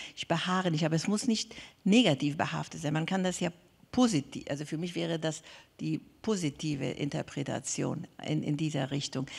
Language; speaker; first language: German; non-native, fluent; Persian